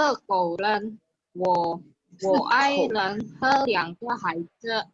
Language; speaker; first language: Chinese; non-native, learner; Indonesian